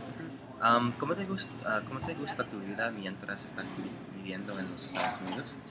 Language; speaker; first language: Spanish; non-native, learner; English